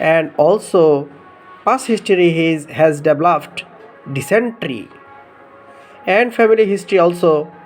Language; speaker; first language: English; non-native, local second language; Bangla